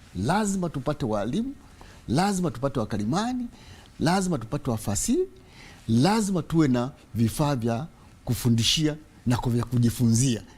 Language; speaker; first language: Swahili; native; Swahili